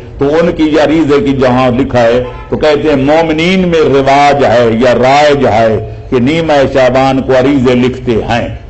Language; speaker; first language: Urdu; non-native, local second language; Punjabi